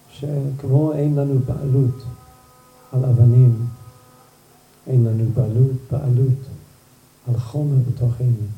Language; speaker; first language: Hebrew; non-native, fluent; English